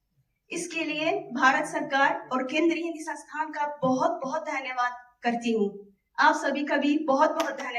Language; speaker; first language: Hindi; non-native, fluent; Arabic